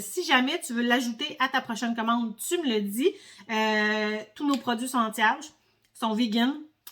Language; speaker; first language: French; native; French